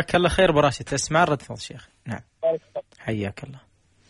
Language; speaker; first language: Arabic; native; Arabic